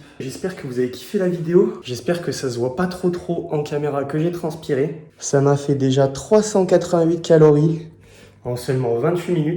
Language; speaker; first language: French; native; French